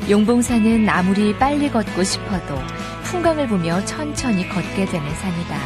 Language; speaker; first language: Korean; native; Korean